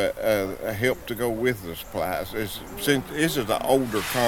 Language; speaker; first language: English; native; English